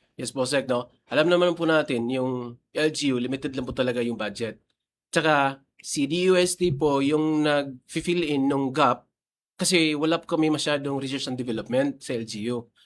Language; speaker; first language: Filipino; non-native, local second language; Cebuano